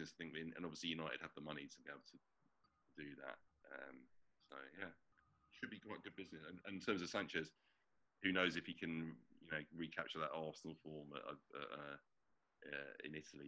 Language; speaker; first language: English; native; English